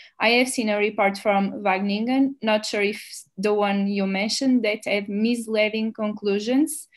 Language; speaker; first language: English; non-native, fluent; Portuguese